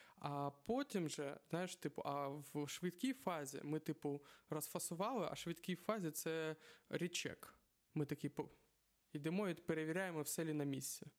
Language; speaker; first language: Ukrainian; non-native, local second language; Russian